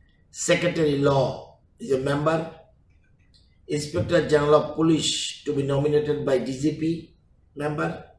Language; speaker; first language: English; non-native, local second language; Bangla